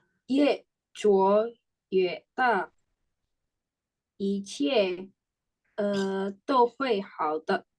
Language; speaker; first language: Chinese; non-native, learner; Indonesian